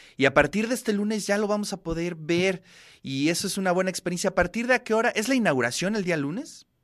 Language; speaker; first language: Spanish; native; Spanish